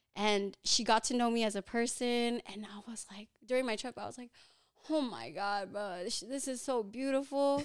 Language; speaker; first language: English; early bilingual, other home language; Filipino